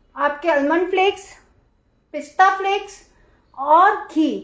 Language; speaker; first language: Hindi; native; Hindi